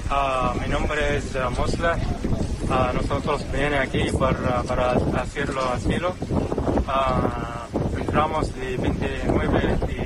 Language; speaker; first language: Spanish; non-native, learner; Arabic